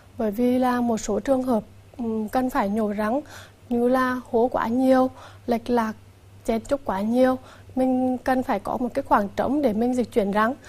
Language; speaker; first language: Vietnamese; native; Vietnamese